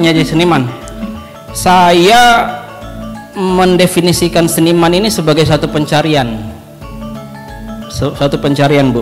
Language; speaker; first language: Indonesian; non-native, local second language; Javanese